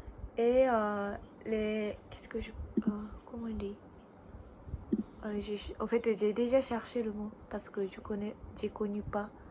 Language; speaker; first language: French; non-native, learner; Japanese